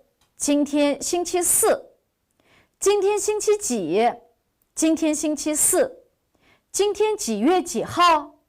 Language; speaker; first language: Chinese; non-native, local second language; Uyghur